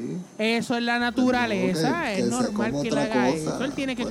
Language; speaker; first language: Spanish; native; Spanish